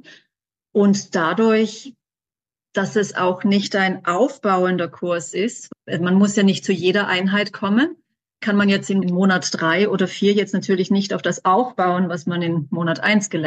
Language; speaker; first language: German; native; German